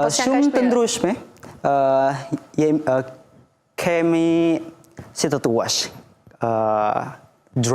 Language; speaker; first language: Albanian; non-native, learner; Indonesian